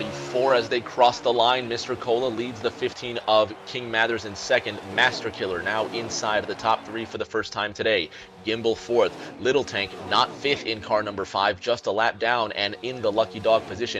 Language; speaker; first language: English; native; English